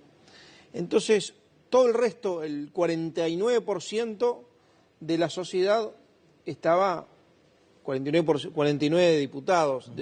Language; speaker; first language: Spanish; native; Spanish